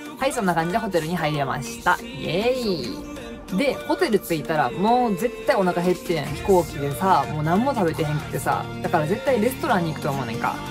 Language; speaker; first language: Japanese; early bilingual, other home language; Vietnamese